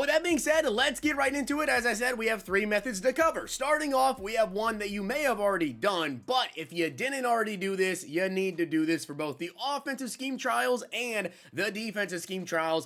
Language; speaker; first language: English; native; English